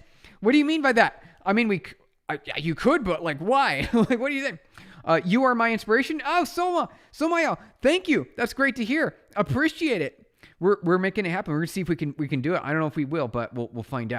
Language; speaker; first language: English; native; English